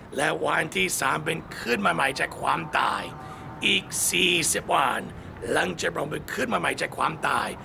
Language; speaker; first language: Thai; non-native, fluent; English